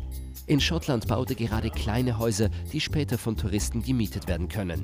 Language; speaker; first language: German; native; German